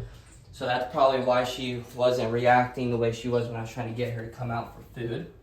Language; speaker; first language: English; native; English